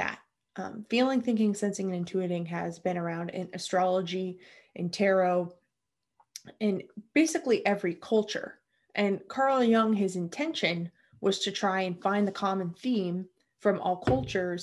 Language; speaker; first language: English; native; English